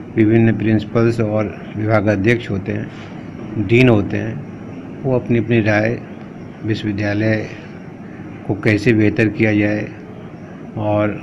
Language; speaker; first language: Hindi; native; Hindi